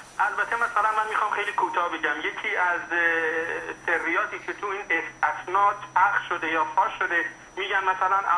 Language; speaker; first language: Persian; non-native, local second language; Central Kurdish